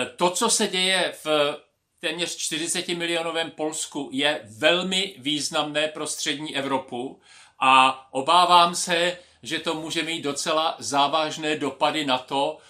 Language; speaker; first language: Czech; native; Czech